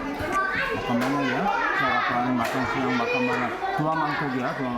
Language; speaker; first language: Indonesian; non-native, fluent; Korean